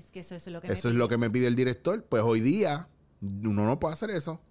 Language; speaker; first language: Spanish; native; Spanish